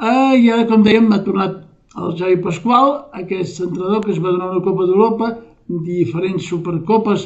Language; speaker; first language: Catalan; native; Catalan